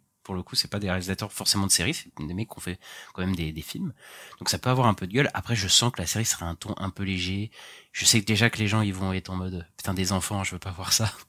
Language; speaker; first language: French; native; French